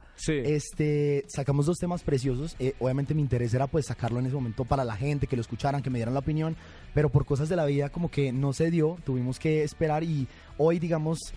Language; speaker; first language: Spanish; native; Spanish